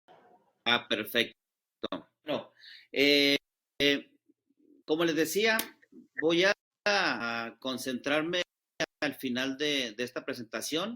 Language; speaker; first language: Spanish; native; Spanish